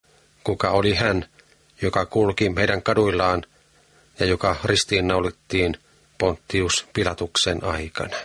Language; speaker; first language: Finnish; native; Finnish